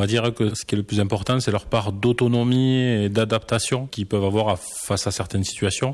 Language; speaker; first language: French; native; French